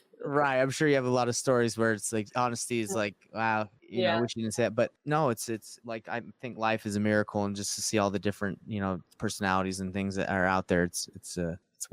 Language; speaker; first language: English; native; English